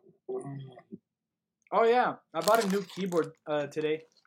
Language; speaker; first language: English; early bilingual, other home language; Spanish